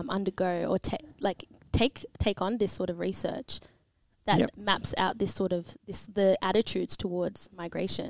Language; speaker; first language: English; native; English